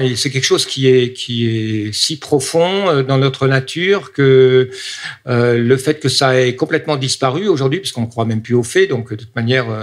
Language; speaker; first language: French; native; French